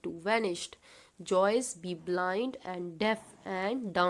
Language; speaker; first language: English; non-native, local second language; Urdu